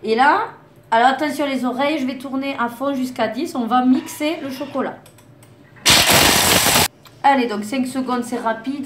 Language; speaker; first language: French; native; French